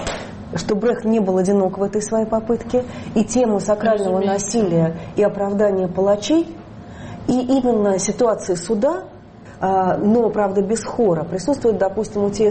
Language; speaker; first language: Russian; native; Russian